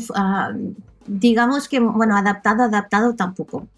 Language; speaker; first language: Spanish; non-native, local second language; Catalan